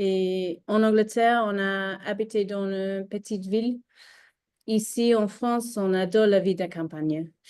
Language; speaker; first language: French; non-native, learner; English